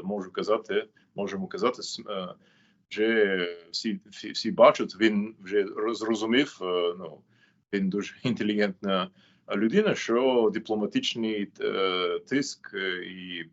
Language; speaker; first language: Ukrainian; non-native, fluent; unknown